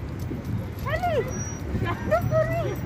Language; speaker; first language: English; non-native, local second language; Filipino